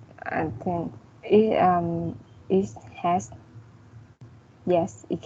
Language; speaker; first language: English; non-native, learner; Vietnamese